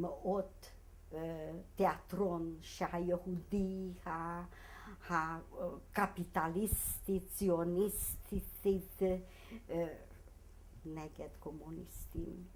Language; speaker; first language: Hebrew; non-native, fluent; Hungarian